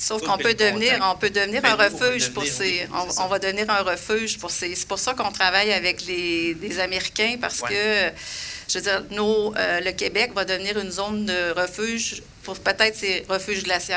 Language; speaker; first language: French; native; French